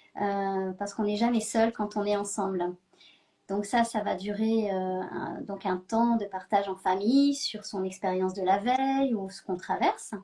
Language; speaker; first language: French; native; French